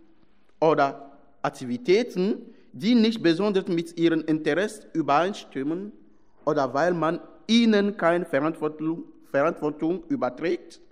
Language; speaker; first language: German; non-native, fluent; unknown